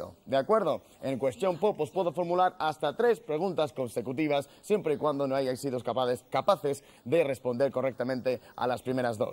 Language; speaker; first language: Spanish; native; Spanish